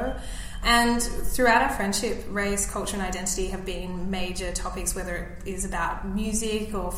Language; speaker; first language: English; native; English